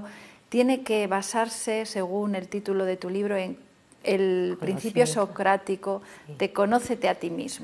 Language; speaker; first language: Spanish; native; Spanish